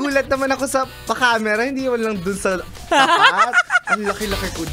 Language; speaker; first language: Filipino; native; Filipino